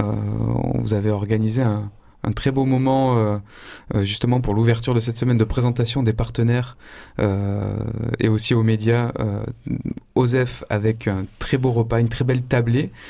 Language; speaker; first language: French; native; French